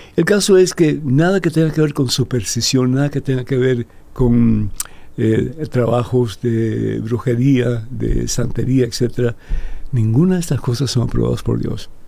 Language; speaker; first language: Spanish; native; Spanish